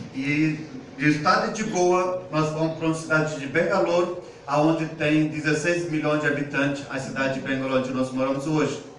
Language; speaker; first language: Portuguese; non-native, fluent; Hindi